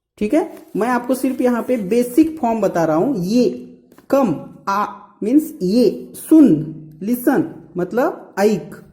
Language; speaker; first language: Hindi; non-native, local second language; Marathi